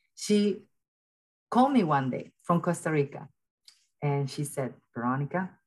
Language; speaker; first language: English; early bilingual, other home language; Spanish